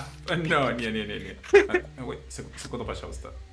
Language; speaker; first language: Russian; non-native, learner; Spanish